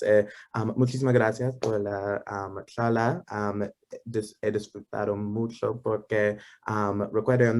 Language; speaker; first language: Spanish; non-native, learner; English